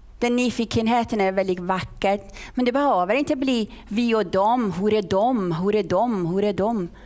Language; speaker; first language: Swedish; non-native, fluent; Persian